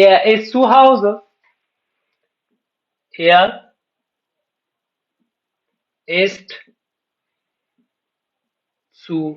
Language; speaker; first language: German; non-native, fluent; Pashto